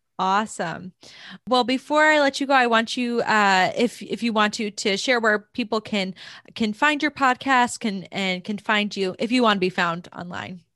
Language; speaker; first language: English; native; English